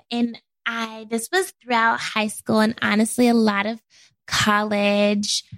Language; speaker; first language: English; native; English